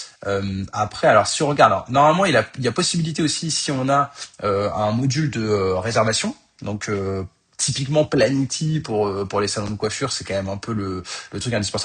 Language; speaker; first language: French; native; French